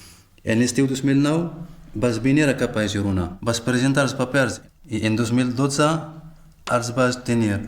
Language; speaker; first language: Catalan; non-native, fluent; Arabic